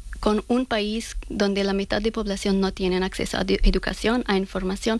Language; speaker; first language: Spanish; non-native, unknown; Persian